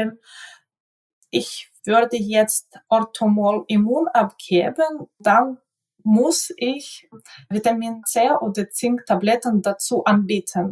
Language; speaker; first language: German; non-native, fluent; Ukrainian